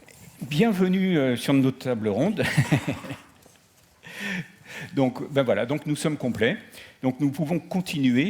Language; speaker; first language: French; native; French